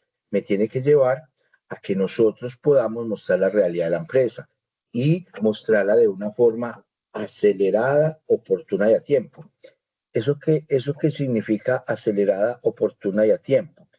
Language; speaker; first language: Spanish; native; Spanish